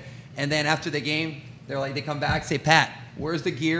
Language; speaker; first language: English; non-native, fluent; French